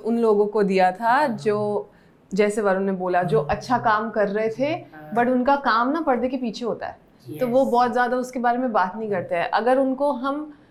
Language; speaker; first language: Hindi; native; Hindi